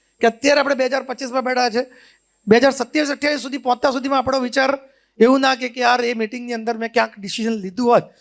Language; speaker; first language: Gujarati; native; Gujarati